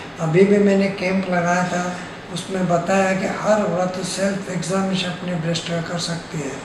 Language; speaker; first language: Hindi; native; Hindi